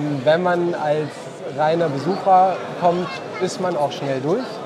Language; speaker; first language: German; native; German